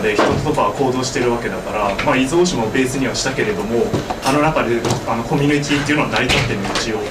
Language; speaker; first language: Japanese; native; Japanese